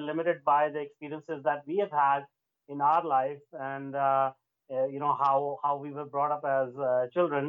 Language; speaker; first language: English; non-native, local second language; Hindi